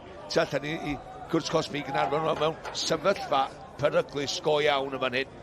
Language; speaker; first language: Welsh; native; Welsh